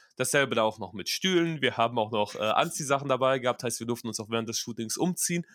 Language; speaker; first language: German; early bilingual, other home language; Russian